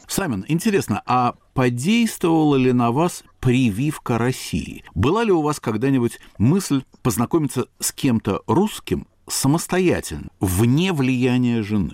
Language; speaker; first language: Russian; native; Russian